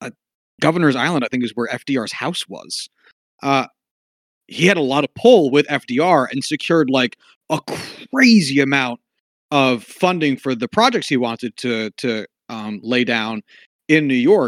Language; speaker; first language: English; native; English